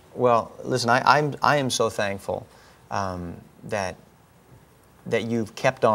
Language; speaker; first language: English; native; English